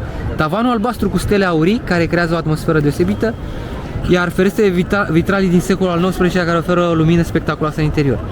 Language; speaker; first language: Romanian; native; Romanian